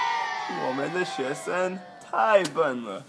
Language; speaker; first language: Chinese; non-native, learner; English